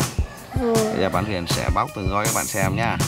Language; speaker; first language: Vietnamese; native; Vietnamese